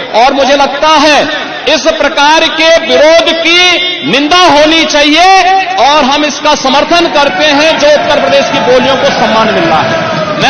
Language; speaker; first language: Hindi; native; Hindi